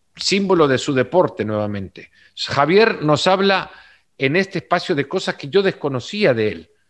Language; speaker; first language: Spanish; native; Spanish